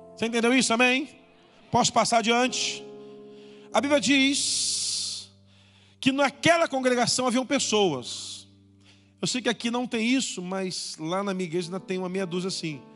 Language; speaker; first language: Portuguese; native; Portuguese